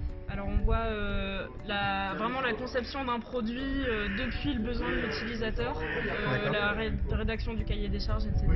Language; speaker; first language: French; native; French